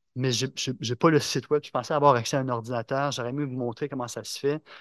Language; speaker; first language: French; native; French